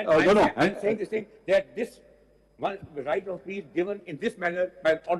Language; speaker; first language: English; non-native, local second language; Urdu